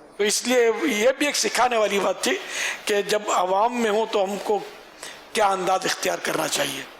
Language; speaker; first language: Urdu; non-native, local second language; Memoni